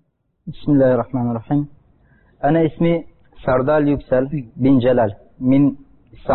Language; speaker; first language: Arabic; non-native, learner; Turkish